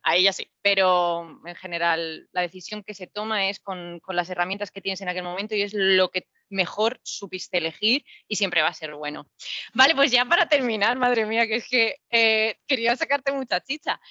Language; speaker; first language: Spanish; native; Spanish